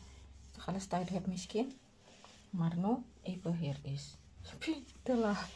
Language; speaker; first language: Dutch; non-native, learner; Indonesian